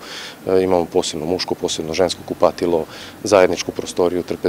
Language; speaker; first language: Serbian; native; Serbian